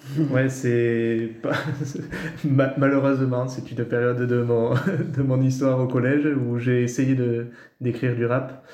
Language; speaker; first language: French; native; French